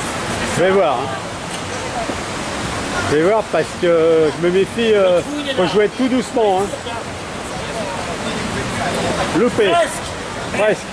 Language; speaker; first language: French; native; French